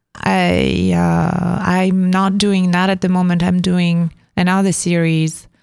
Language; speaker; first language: English; non-native, fluent; French